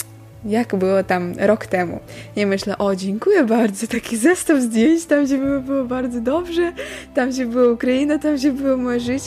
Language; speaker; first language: Polish; non-native, learner; Ukrainian